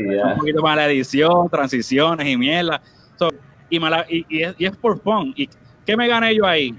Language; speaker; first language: Spanish; native; Spanish